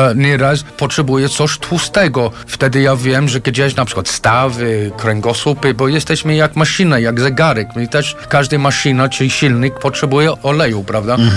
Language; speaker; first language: Polish; non-native, fluent; English